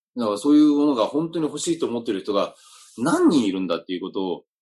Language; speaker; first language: Japanese; native; Japanese